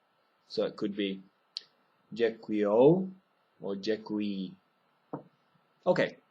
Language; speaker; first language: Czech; non-native, fluent; English